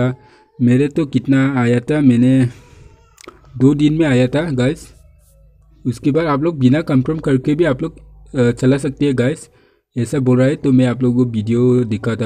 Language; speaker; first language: Hindi; non-native, local second language; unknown